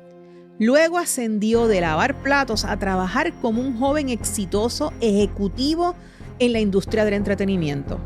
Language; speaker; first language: Spanish; native; Spanish